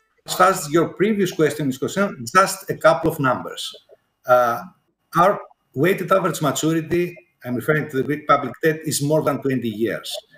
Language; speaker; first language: English; non-native, fluent; Greek